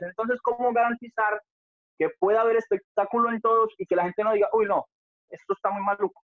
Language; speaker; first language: Spanish; native; Spanish